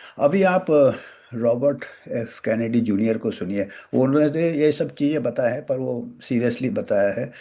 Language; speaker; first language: Hindi; non-native, local second language; Bangla